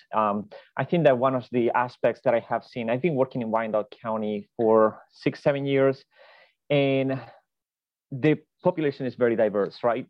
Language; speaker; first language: English; non-native, fluent; Spanish